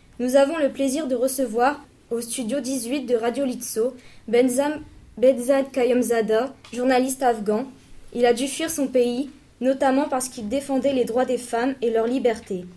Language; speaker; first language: French; native; French